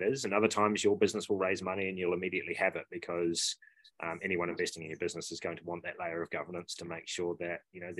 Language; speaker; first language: English; native; English